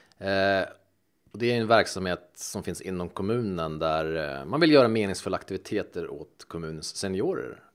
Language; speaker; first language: Swedish; native; Swedish